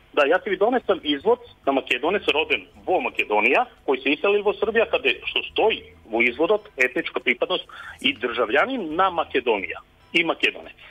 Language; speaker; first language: Macedonian; early bilingual, heritage; Macedonian